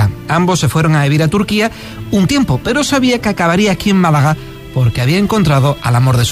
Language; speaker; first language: Spanish; native; Spanish